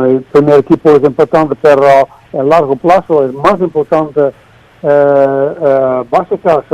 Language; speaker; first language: Spanish; non-native, fluent; Dutch